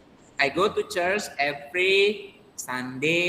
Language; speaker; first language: English; non-native, learner; Indonesian